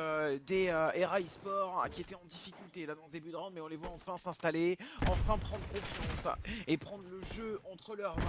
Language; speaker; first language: French; native; French